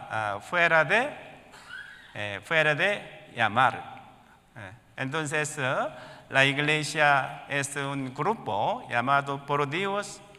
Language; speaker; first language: Spanish; non-native, learner; Korean